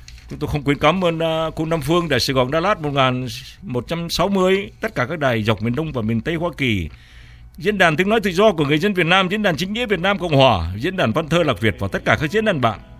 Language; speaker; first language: Vietnamese; native; Vietnamese